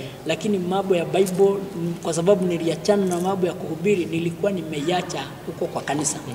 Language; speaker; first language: Swahili; non-native, local second language; Kikuyu